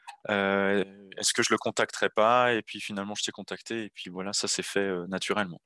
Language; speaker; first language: French; native; French